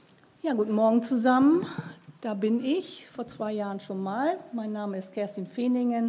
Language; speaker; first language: German; native; German